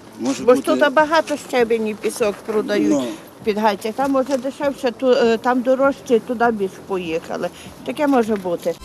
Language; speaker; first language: Ukrainian; native; Ukrainian